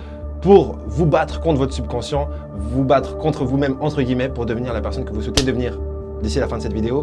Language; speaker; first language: French; native; French